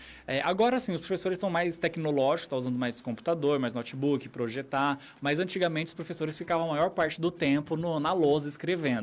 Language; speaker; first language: Portuguese; native; Portuguese